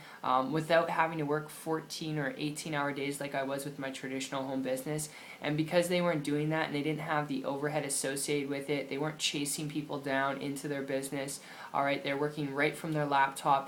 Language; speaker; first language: English; native; English